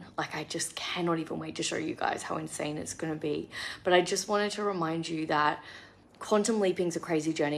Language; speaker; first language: English; native; English